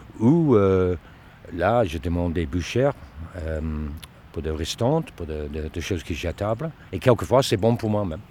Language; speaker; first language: French; non-native, learner; Dutch